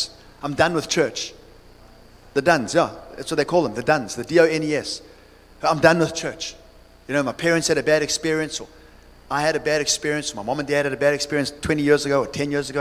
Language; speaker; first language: English; native; English